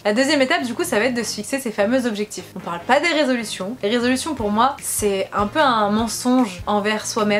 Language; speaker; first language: French; native; French